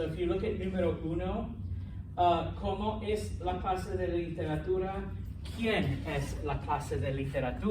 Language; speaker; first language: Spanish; early bilingual, heritage; Spanish